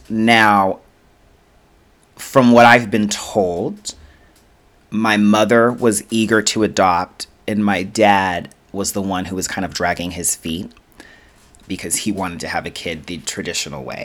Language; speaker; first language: English; native; English